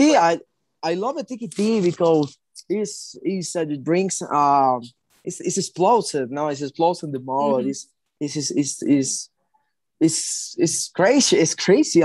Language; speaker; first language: English; non-native, learner; Spanish